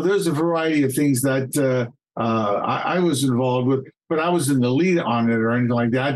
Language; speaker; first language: English; native; English